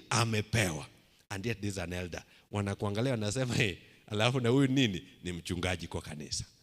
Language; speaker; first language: Swahili; non-native, local second language; Luo (Kenya and Tanzania)